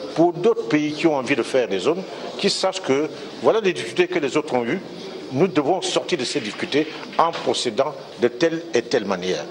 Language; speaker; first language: French; non-native, local second language; Fang